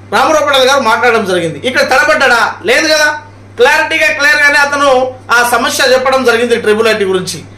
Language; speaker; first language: Telugu; non-native, local second language; Marathi